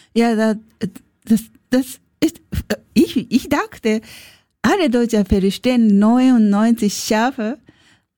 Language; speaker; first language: German; non-native, learner; Japanese